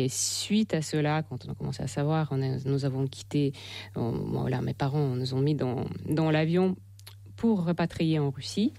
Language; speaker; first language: French; non-native, fluent; Russian